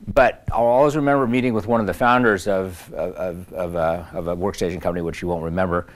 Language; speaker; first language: English; native; English